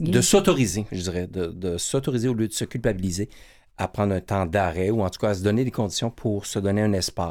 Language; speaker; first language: French; native; French